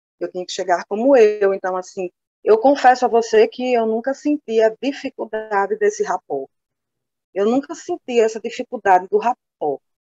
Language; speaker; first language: Portuguese; native; Portuguese